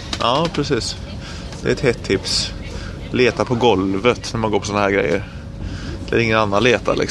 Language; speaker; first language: Swedish; native; Swedish